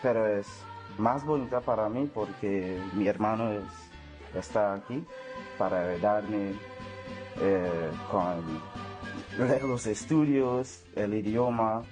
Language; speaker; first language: Spanish; non-native, learner; English